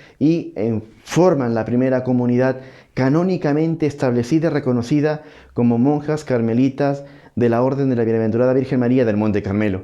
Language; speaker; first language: Spanish; native; Spanish